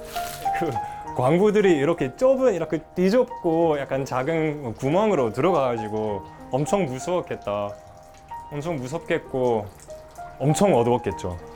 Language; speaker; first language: Korean; non-native, fluent; English